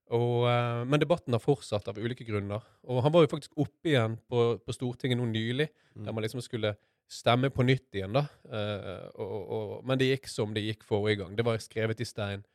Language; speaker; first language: Norwegian; native; Norwegian